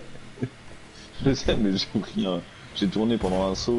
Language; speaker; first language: French; native; French